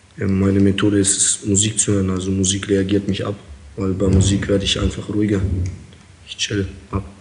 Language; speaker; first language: German; early bilingual, other home language; Russian